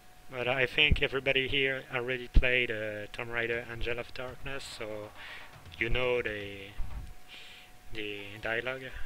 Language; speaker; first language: English; non-native, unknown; French